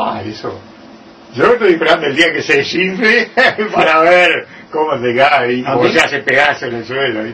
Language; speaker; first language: Spanish; native; Spanish